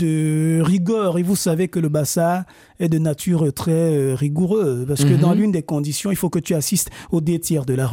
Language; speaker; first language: French; non-native, local second language; Basaa